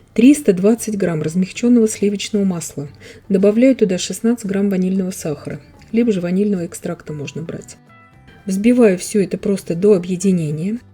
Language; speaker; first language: Russian; native; Russian